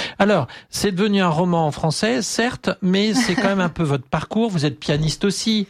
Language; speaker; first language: French; native; French